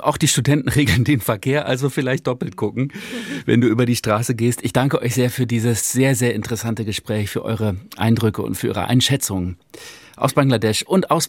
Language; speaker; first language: German; native; German